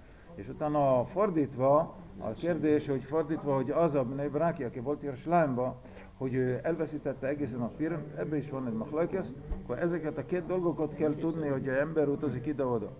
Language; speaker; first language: Hungarian; early bilingual, heritage; Hungarian